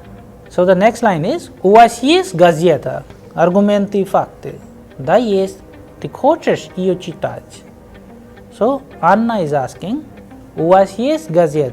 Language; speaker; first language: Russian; non-native, fluent; Hindi